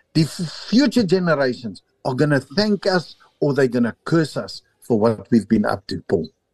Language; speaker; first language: English; non-native, local second language; Afrikaans